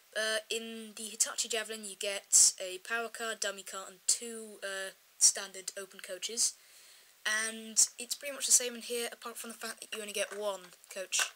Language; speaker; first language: English; native; English